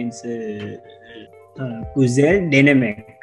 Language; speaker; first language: Turkish; non-native, learner; Gujarati